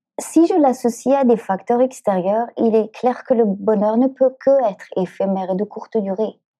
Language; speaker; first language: French; native; French